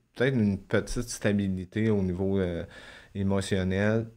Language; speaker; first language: French; native; French